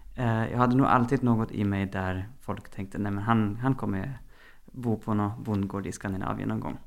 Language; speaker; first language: Norwegian; non-native, fluent; German